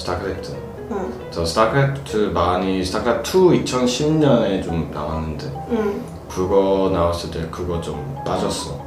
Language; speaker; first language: Korean; non-native, fluent; English